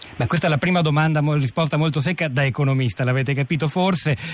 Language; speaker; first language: Italian; native; Italian